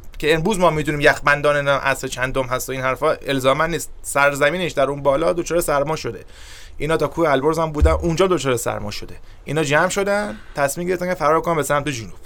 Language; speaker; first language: Persian; native; Persian